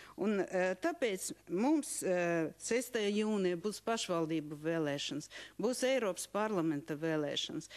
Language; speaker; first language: Latvian; non-native, local second language; Russian